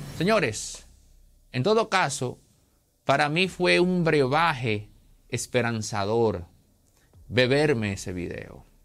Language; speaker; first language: Spanish; native; Spanish